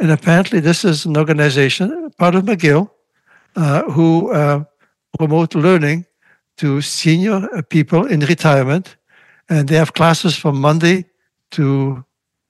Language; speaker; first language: English; non-native, fluent; Russian